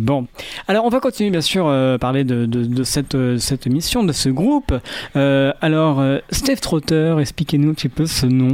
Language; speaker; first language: French; native; French